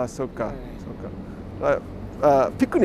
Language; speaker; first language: Japanese; non-native, learner; English